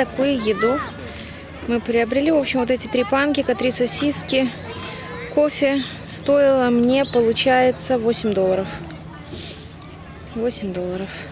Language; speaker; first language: Russian; native; Russian